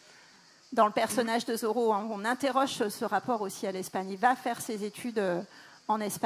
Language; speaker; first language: French; native; French